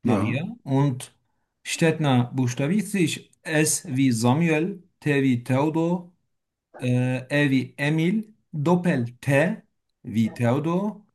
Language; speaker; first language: German; non-native, learner; Turkish